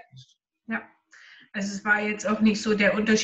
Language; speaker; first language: German; native; German